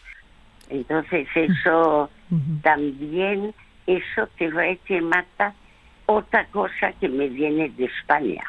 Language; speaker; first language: Spanish; early bilingual, other home language; French